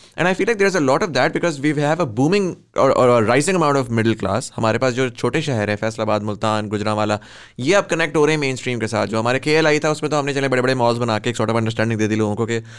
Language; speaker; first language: Hindi; native; Hindi